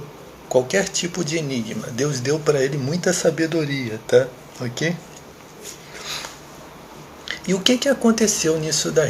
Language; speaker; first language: Portuguese; native; Portuguese